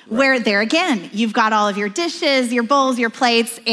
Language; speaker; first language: English; native; English